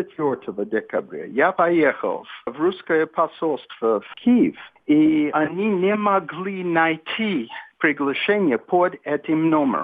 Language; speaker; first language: Russian; non-native, fluent; English